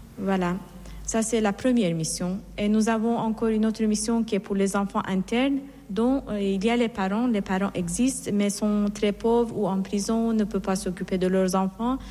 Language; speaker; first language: French; non-native, fluent; Persian